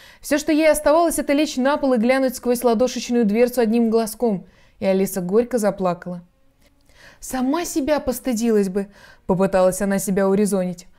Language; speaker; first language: Russian; native; Russian